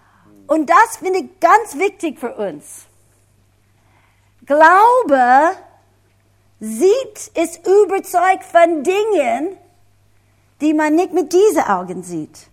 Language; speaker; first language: German; non-native, fluent; English